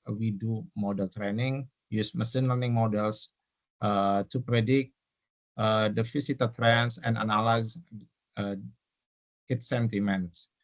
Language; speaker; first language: English; non-native, local second language; Indonesian